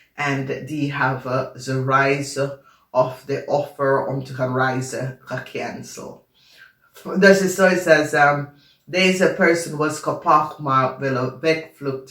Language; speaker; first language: Dutch; non-native, learner; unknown